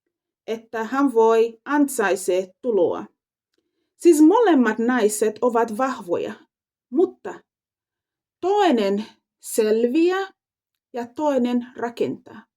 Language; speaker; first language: Finnish; non-native, fluent; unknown